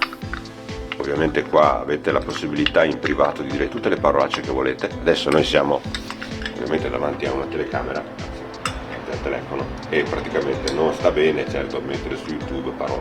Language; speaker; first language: Italian; native; Italian